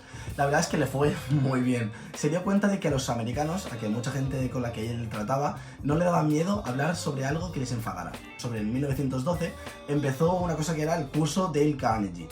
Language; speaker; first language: Spanish; native; Spanish